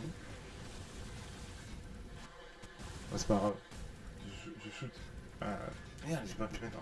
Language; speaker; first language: French; native; French